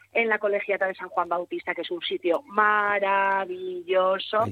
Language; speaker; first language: Spanish; native; Spanish